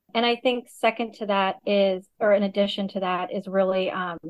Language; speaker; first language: English; native; English